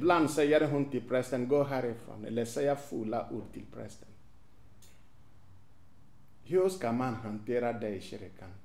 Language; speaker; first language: Swedish; non-native, fluent; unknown